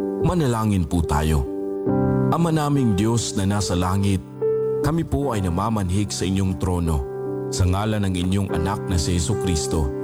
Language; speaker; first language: Filipino; non-native, local second language; Aklanon